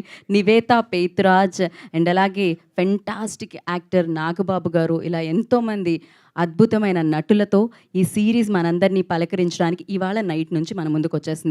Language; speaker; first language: Telugu; native; Telugu